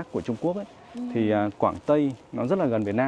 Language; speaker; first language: Vietnamese; native; Vietnamese